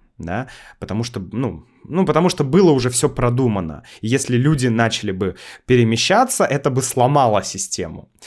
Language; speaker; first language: Russian; native; Russian